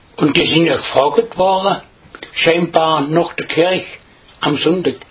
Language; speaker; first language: German; native; German